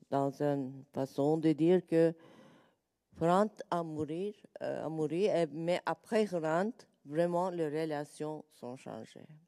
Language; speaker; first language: French; non-native, learner; Turkish